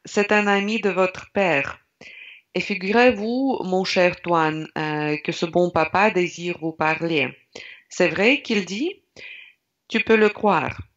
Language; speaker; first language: French; non-native, learner; Russian